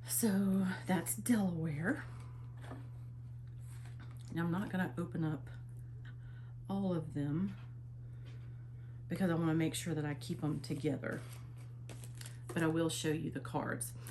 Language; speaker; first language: English; native; English